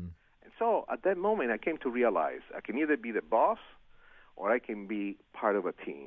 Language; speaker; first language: English; non-native, fluent; Italian